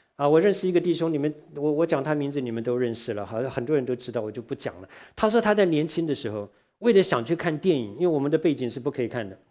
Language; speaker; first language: Chinese; native; Chinese